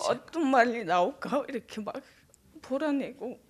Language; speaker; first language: Korean; non-native, learner; Mongolian